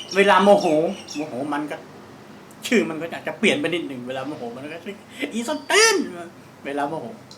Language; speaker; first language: Thai; non-native, local second language; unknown